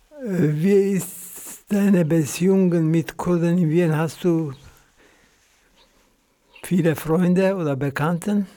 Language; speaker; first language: German; non-native, fluent; Central Kurdish